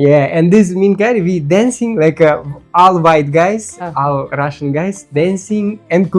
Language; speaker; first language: English; non-native, learner; Russian